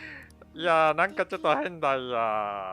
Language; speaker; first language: Japanese; non-native, fluent; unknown